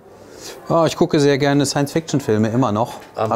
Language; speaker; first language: German; native; German